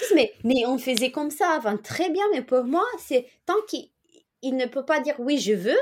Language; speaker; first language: French; non-native, fluent; Romanian